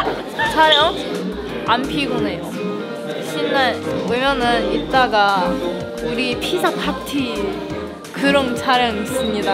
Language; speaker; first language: Korean; non-native, learner; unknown